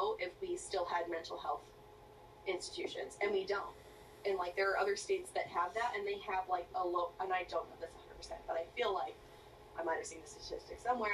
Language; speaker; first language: English; native; English